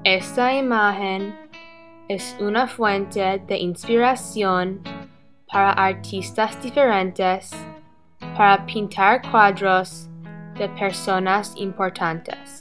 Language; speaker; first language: Spanish; non-native, learner; English